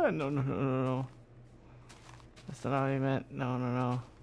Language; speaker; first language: English; early bilingual, other home language; Spanish